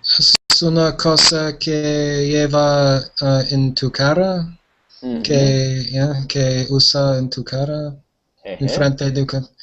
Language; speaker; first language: Spanish; non-native, learner; English